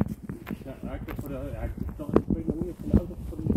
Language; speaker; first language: Dutch; native; Dutch